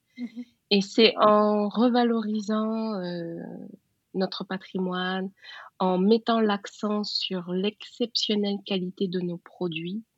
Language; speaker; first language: French; non-native, local second language; Wolof